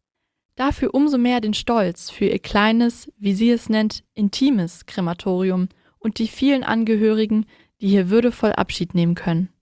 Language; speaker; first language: German; native; German